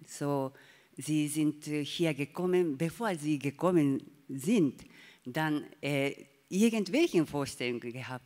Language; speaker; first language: German; non-native, learner; Japanese